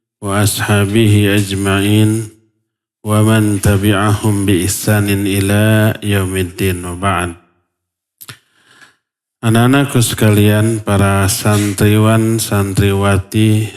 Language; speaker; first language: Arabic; non-native, fluent; Indonesian